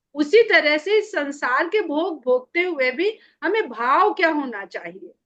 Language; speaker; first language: Hindi; native; Hindi